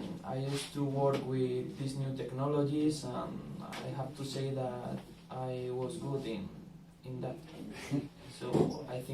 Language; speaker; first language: English; non-native, learner; Spanish